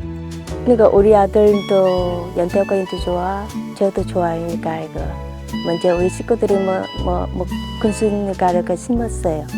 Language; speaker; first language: Korean; non-native, learner; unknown